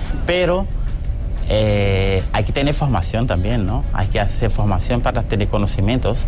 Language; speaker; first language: Spanish; non-native, fluent; Portuguese